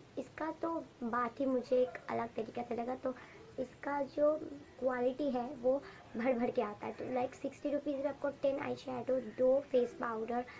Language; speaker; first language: Hindi; non-native, local second language; Bangla